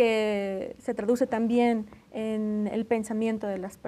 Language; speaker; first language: Spanish; native; Spanish